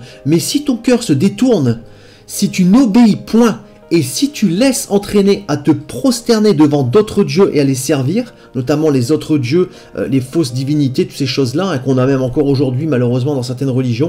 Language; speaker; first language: French; native; French